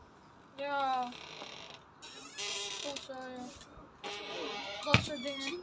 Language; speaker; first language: Dutch; early bilingual, other home language; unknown